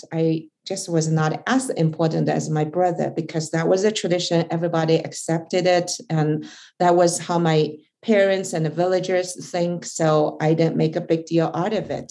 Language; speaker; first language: English; non-native, fluent; Chinese